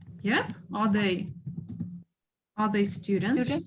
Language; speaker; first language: English; non-native, fluent; Kyrgyz